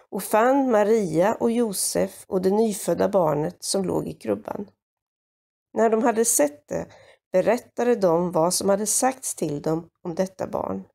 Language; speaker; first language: Swedish; native; Swedish